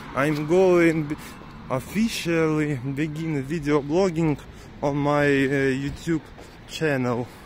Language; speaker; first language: English; non-native, learner; Russian